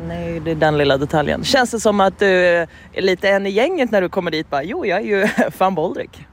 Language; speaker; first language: Swedish; native; Swedish